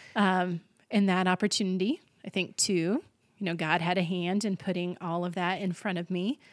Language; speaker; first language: English; native; English